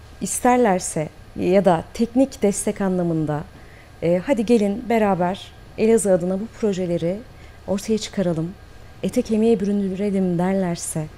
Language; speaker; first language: Turkish; native; Turkish